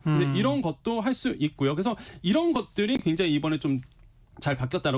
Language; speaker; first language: Korean; native; Korean